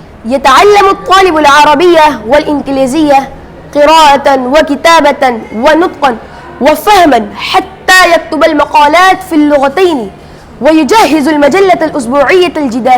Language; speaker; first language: Arabic; non-native, fluent; Urdu